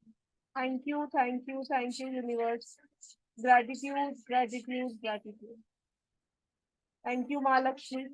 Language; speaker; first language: Hindi; native; Hindi